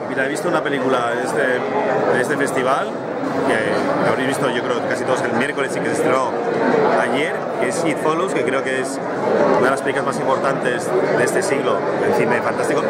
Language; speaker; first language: Spanish; native; Spanish